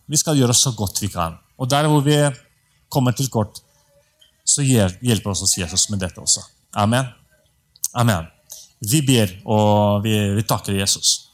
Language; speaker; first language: Norwegian; non-native, fluent; Russian